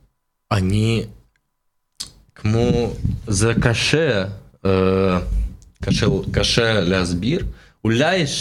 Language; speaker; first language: Hebrew; non-native, learner; Russian